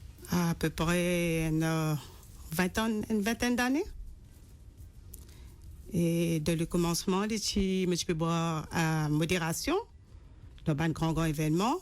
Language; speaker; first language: French; non-native, local second language; Morisyen